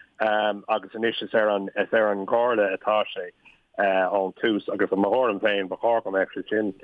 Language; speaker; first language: Irish; non-native, local second language; English